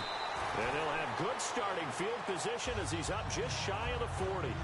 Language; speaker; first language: English; native; English